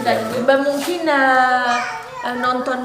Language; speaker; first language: Indonesian; non-native, learner; French